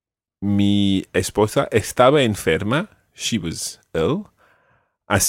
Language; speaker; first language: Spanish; non-native, fluent; English